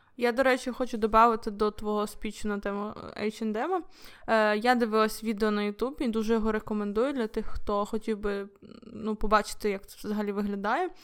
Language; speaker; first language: Ukrainian; non-native, local second language; Russian